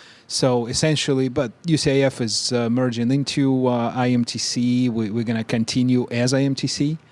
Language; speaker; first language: English; non-native, fluent; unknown